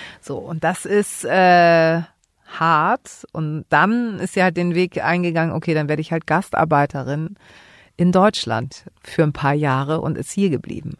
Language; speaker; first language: German; early bilingual, other home language; Greek